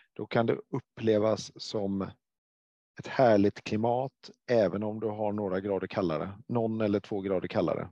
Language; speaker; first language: Swedish; native; Swedish